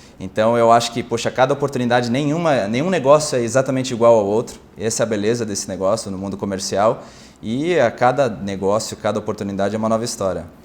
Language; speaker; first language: Portuguese; native; Portuguese